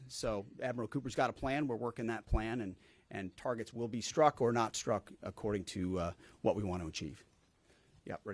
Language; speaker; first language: English; native; English